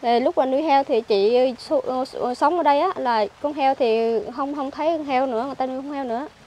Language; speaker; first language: Vietnamese; non-native, local second language; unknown